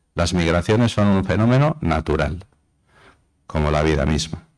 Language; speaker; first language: Spanish; native; Spanish